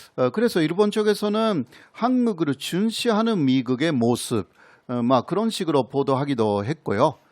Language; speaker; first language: Korean; non-native, fluent; Japanese